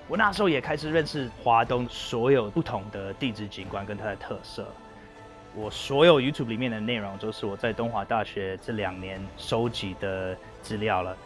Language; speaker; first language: Chinese; non-native, fluent; English